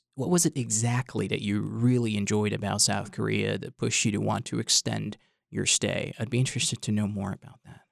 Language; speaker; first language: English; non-native, fluent; Arabic